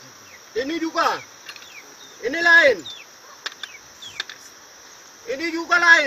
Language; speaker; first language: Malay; non-native, local second language; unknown